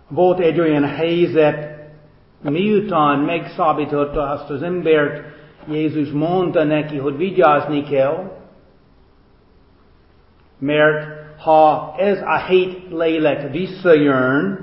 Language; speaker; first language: Hungarian; non-native, fluent; English